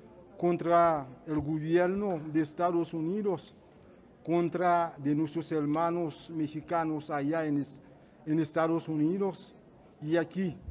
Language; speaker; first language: Spanish; non-native, fluent; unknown